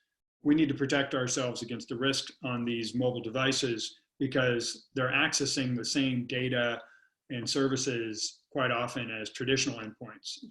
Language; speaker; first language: English; native; English